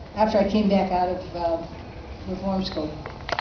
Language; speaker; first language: English; native; English